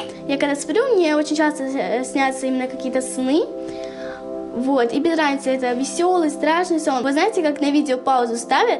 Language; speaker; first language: Russian; native; Russian